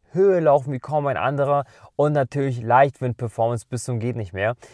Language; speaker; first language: German; native; German